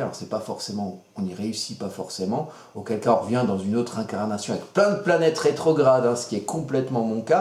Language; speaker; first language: French; native; French